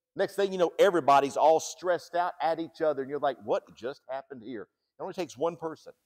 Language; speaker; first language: English; native; English